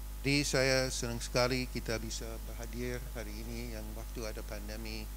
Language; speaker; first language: Indonesian; non-native, fluent; English